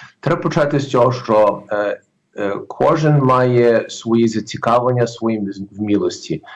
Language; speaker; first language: Ukrainian; early bilingual, heritage; Ukrainian